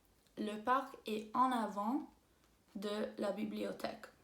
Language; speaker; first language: French; non-native, local second language; English